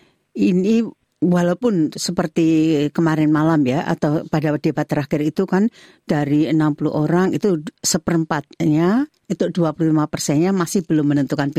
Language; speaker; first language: Indonesian; native; Indonesian